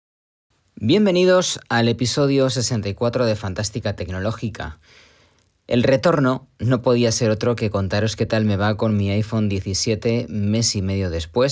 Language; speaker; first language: Spanish; native; Spanish